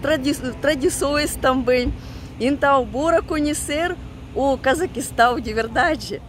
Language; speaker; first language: Portuguese; non-native, fluent; Russian